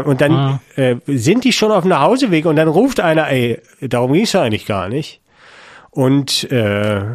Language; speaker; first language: German; native; German